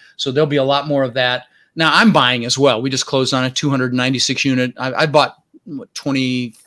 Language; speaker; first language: English; early bilingual, other home language; Dutch